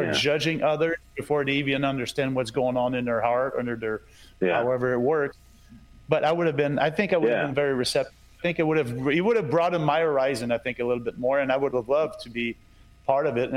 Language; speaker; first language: English; non-native, fluent; French